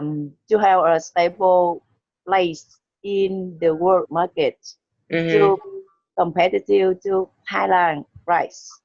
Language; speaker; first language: English; non-native, learner; Vietnamese